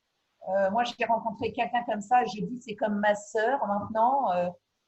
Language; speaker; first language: French; native; French